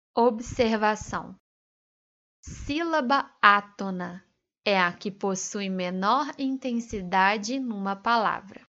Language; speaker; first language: Portuguese; native; Portuguese